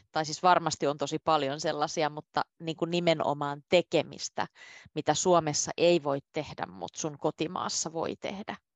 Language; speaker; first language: Finnish; native; Finnish